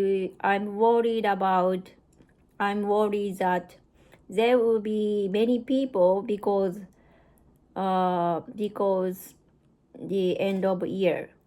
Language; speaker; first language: English; non-native, learner; Japanese